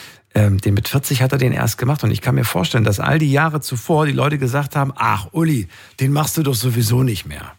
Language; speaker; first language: German; native; German